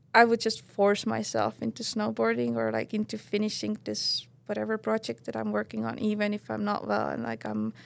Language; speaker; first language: English; non-native, fluent; Estonian